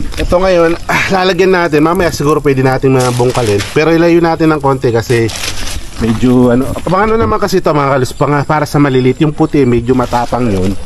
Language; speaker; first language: Filipino; native; Filipino